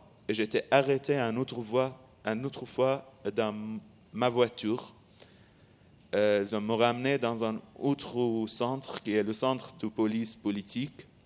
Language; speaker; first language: French; non-native, learner; Arabic